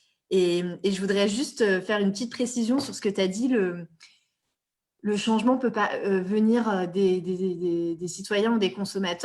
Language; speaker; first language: French; native; French